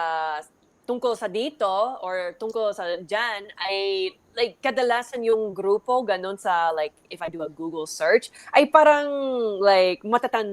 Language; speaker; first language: Filipino; early bilingual, heritage; English